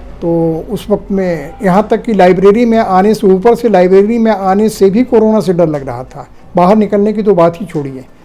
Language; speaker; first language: Urdu; native; Urdu